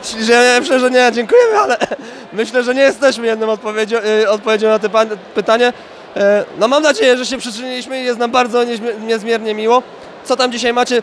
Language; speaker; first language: Polish; native; Polish